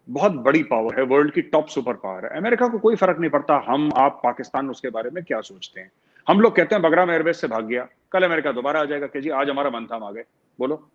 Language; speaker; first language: Hindi; native; Hindi